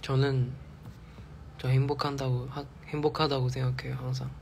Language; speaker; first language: Korean; non-native, fluent; Chinese